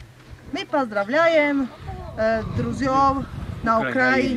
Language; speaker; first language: Russian; non-native, learner; Slovak